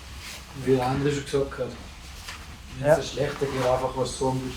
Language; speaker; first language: German; native; German